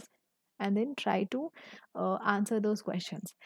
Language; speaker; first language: English; non-native, local second language; Hindi